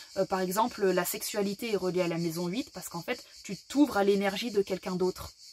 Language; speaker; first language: French; native; French